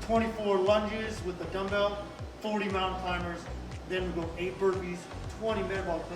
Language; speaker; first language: English; native; English